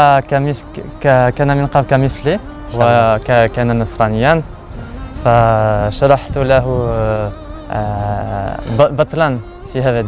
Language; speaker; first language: Arabic; non-native, learner; French